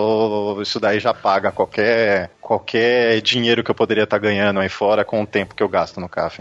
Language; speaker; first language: Portuguese; native; Portuguese